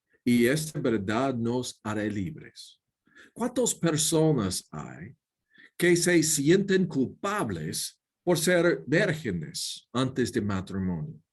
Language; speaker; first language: Spanish; non-native, learner; English